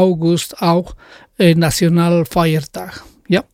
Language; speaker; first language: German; non-native, fluent; Spanish